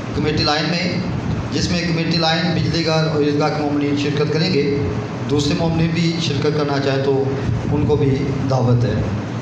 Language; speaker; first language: Urdu; non-native, local second language; Punjabi